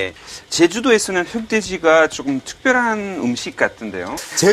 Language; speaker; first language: Korean; non-native, learner; French